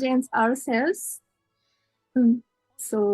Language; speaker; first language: English; non-native, learner; Japanese